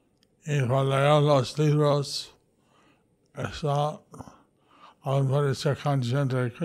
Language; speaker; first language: Spanish; non-native, learner; English